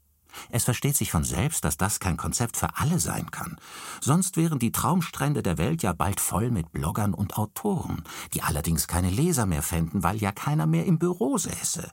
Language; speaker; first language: German; native; German